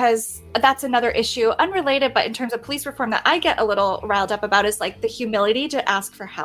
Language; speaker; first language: English; native; English